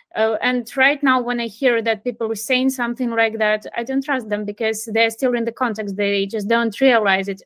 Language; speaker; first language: English; non-native, fluent; Ukrainian